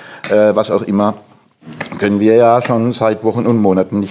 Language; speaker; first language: German; native; German